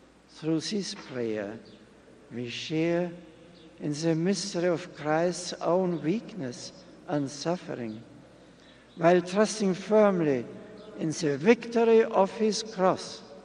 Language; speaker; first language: English; non-native, fluent; German